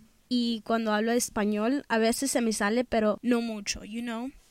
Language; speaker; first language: Spanish; early bilingual, heritage; Spanish